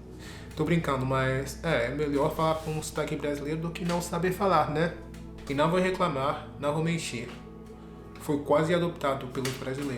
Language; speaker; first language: Portuguese; non-native, fluent; French